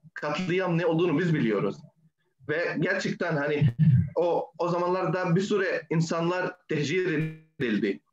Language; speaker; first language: Turkish; non-native, fluent; Arabic